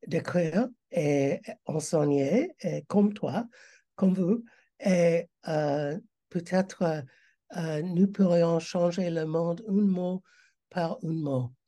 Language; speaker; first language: French; non-native, learner; English